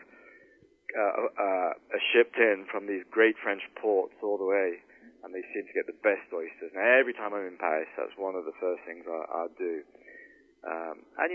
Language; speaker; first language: English; native; English